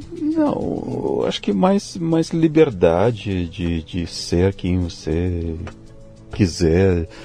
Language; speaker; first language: Portuguese; non-native, fluent; Russian